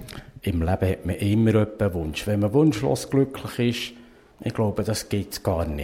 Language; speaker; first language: German; native; German